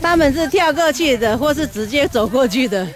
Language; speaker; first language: Chinese; native; Chinese